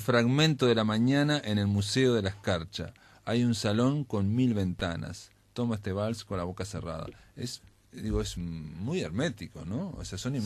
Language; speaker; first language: Spanish; native; Spanish